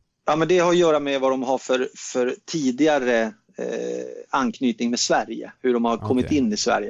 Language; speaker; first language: Swedish; native; Swedish